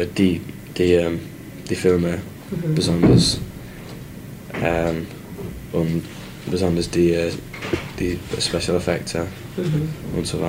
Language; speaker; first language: German; non-native, learner; English